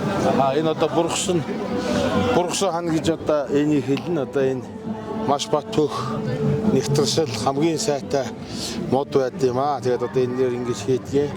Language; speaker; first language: Mongolian; non-native, local second language; Kazakh